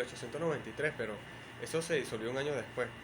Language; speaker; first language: Spanish; native; Spanish